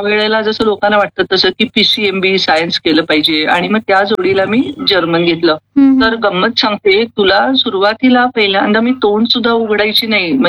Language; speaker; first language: Marathi; non-native, local second language; Kannada